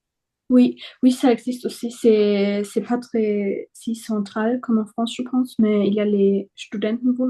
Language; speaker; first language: French; non-native, fluent; German